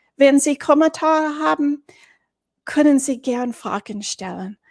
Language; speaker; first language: German; non-native, learner; English